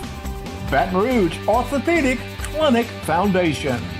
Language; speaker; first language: English; native; English